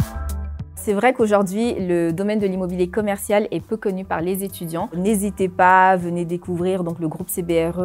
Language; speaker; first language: French; native; French